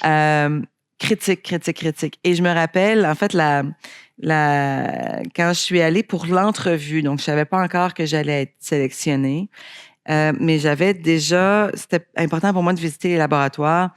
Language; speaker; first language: French; native; French